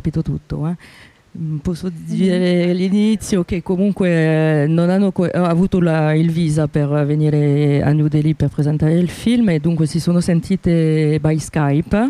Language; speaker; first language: Italian; non-native, fluent; French